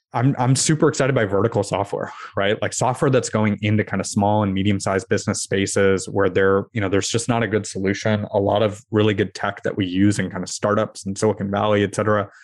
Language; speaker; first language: English; early bilingual, other home language; Hindi